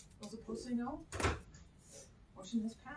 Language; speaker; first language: English; native; English